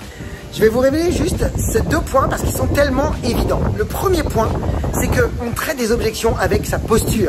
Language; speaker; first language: French; native; French